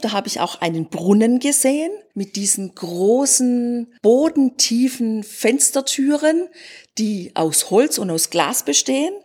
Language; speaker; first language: German; native; German